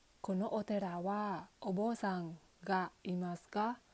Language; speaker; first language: Japanese; non-native, fluent; Thai